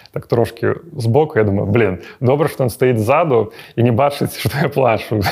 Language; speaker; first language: Belarusian; native; Belarusian